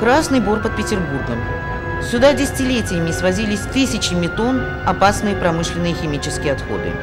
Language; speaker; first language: Russian; native; Russian